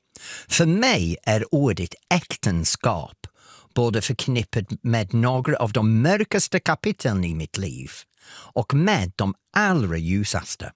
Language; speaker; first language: Swedish; non-native, fluent; English